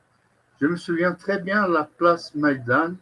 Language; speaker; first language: French; non-native, fluent; Portuguese